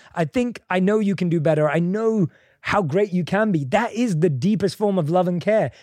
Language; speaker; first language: English; native; English